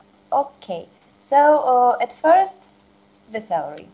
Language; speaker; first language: English; non-native, learner; Russian